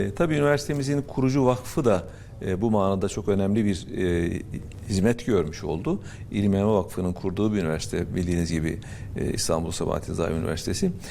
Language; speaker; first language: Turkish; native; Turkish